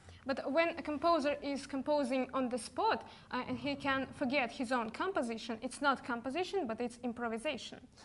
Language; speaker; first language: English; non-native, fluent; Russian